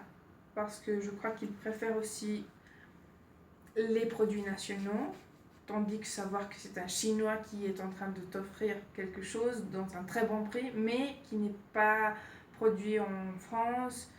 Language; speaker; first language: French; non-native, fluent; Spanish